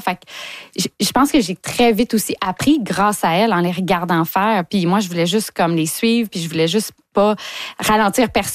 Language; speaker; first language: French; native; French